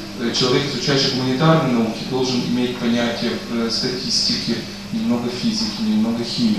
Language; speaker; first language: Russian; native; Russian